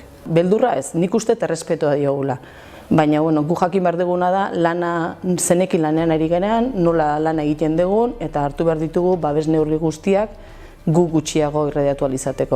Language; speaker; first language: Basque; native; Basque